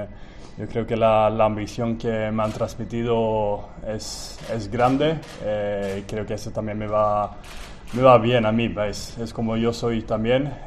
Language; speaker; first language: Spanish; non-native, fluent; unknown